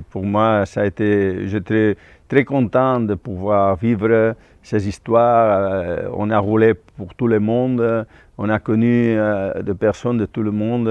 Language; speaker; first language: French; non-native, fluent; Spanish